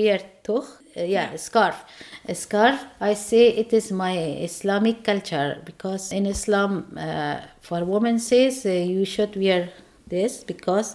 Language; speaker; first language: English; non-native, learner; Persian